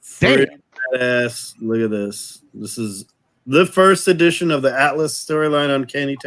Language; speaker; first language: English; native; English